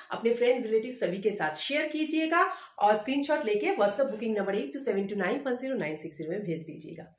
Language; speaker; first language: Hindi; non-native, local second language; Bangla